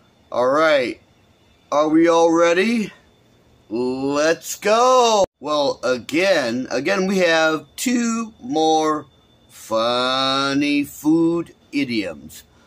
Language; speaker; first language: English; native; English